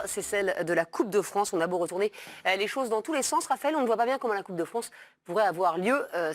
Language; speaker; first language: French; native; French